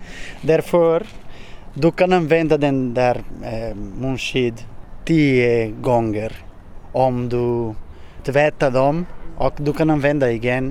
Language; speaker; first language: Swedish; non-native, learner; Portuguese